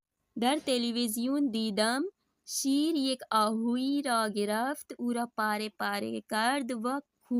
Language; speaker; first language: Persian; non-native, fluent; Urdu